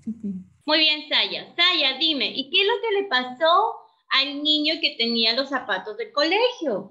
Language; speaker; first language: Spanish; native; Spanish